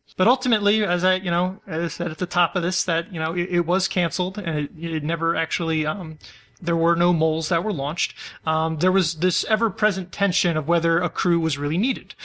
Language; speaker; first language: English; native; English